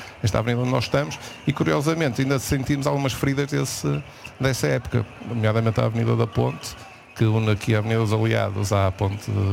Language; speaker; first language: Portuguese; native; Portuguese